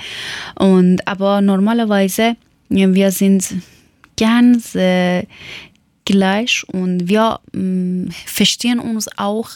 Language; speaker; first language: German; non-native, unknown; Persian